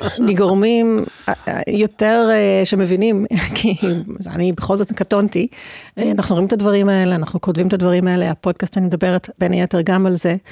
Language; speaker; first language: Hebrew; native; Hebrew